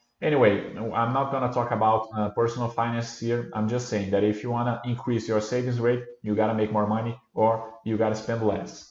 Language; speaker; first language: English; non-native, fluent; Portuguese